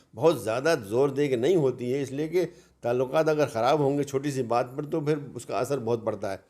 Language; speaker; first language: Urdu; native; Urdu